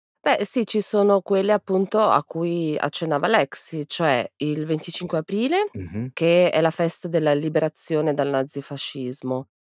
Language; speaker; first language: Italian; native; Italian